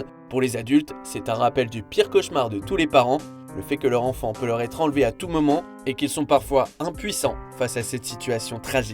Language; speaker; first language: French; native; French